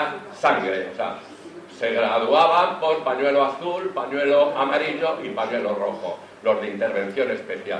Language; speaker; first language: Spanish; native; Spanish